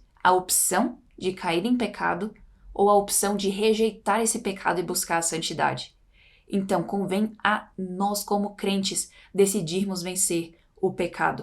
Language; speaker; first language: Portuguese; native; Portuguese